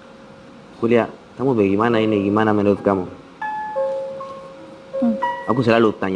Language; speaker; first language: Indonesian; non-native, fluent; Spanish